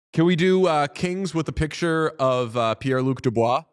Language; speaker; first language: English; native; English